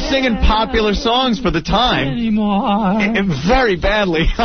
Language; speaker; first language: English; native; English